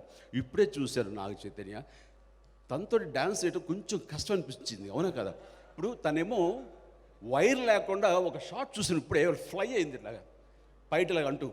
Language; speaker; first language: Telugu; native; Telugu